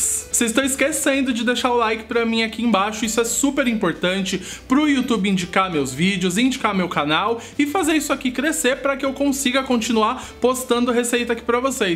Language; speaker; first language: Portuguese; native; Portuguese